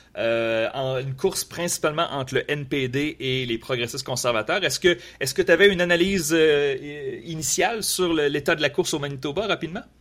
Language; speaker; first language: French; native; French